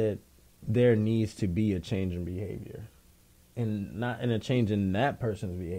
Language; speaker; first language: English; native; English